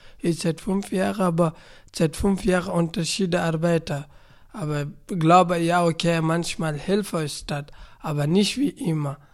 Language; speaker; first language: German; non-native, learner; Persian